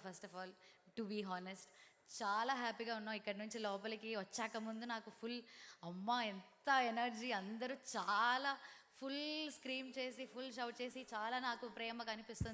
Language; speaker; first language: Telugu; non-native, learner; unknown